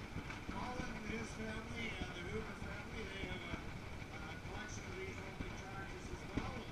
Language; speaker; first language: English; native; English